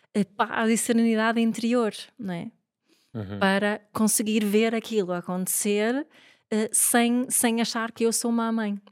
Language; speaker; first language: Portuguese; non-native, fluent; Swedish